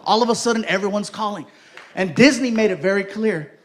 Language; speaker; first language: English; native; English